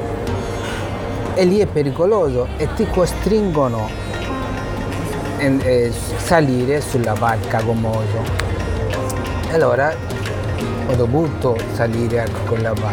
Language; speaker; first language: Italian; non-native, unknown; Bangla